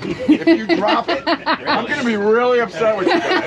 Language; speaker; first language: English; native; English